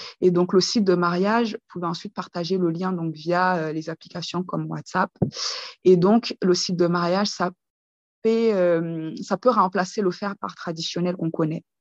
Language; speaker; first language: French; early bilingual, other home language; Kinyarwanda